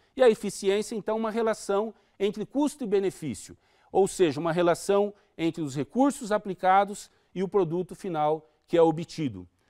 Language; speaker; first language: Portuguese; native; Portuguese